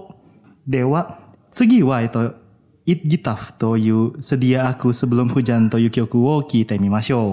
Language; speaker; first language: Japanese; non-native, fluent; Indonesian